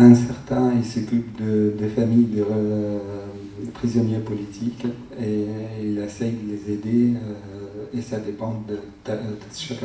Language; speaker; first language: French; non-native, fluent; Arabic